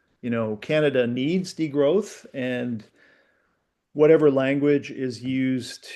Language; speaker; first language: English; native; English